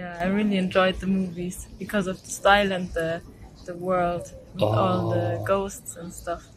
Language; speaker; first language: English; non-native, fluent; German